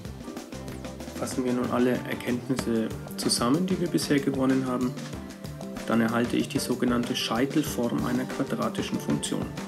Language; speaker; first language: German; native; German